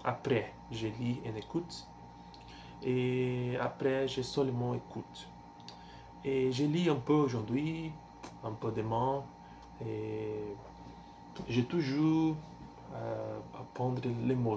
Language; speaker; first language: French; non-native, learner; Portuguese